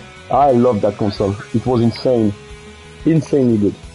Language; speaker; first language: English; non-native, fluent; French